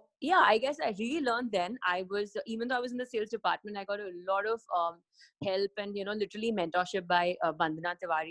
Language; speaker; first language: English; non-native, local second language; Hindi